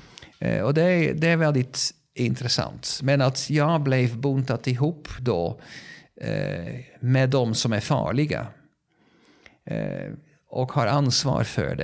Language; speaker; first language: Swedish; non-native, fluent; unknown